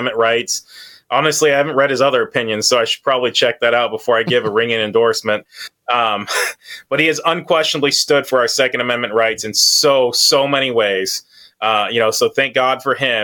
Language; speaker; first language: English; native; English